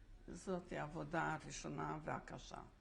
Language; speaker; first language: Hebrew; non-native, fluent; Polish